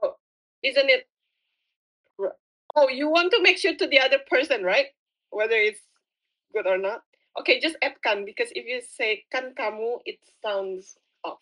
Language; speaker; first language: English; non-native, fluent; Indonesian